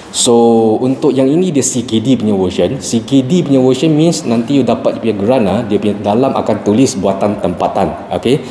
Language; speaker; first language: Malay; non-native, local second language; Chinese